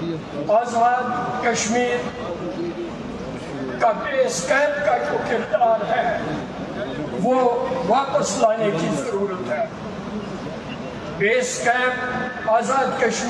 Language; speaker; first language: Urdu; non-native, local second language; Kashmiri